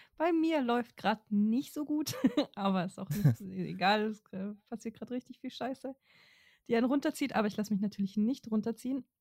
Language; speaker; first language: German; native; German